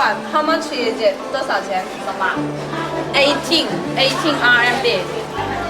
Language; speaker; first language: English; non-native, learner; Chinese